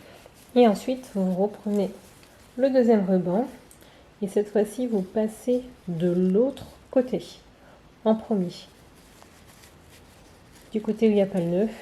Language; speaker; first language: French; native; French